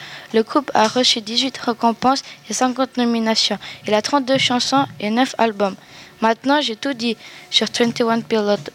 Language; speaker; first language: French; native; French